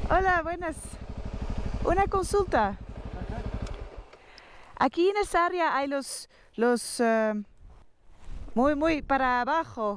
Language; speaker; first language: Spanish; non-native, learner; Dutch